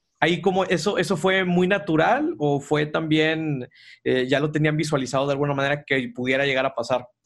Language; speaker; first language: Spanish; native; Spanish